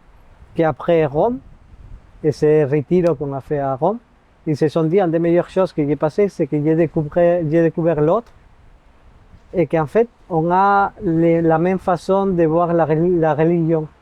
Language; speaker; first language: French; non-native, fluent; Spanish